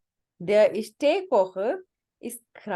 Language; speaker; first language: German; non-native, fluent; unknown